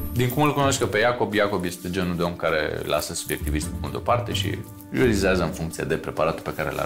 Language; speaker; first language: Romanian; native; Romanian